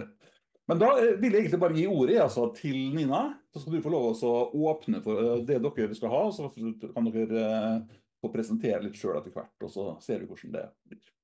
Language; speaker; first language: Norwegian; native; Norwegian